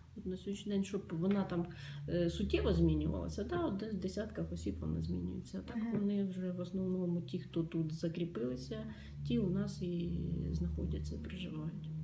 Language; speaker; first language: Ukrainian; native; Ukrainian